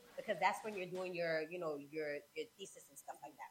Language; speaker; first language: English; native; English